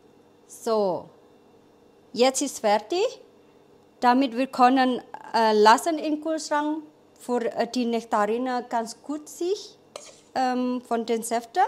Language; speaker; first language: German; non-native, learner; Indonesian